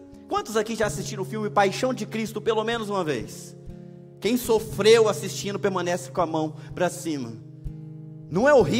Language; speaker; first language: Portuguese; native; Portuguese